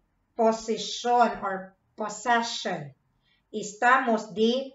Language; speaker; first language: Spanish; non-native, fluent; Filipino